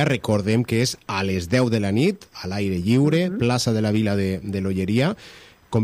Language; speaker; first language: Catalan; native; Catalan